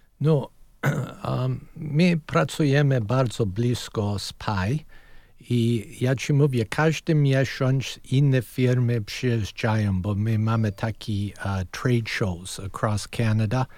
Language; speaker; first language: Polish; early bilingual, heritage; Polish